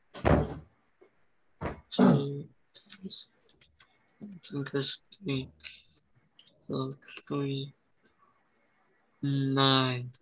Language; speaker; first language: Chinese; early bilingual, heritage; English